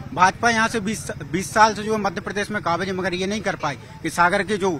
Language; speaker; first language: Hindi; native; Hindi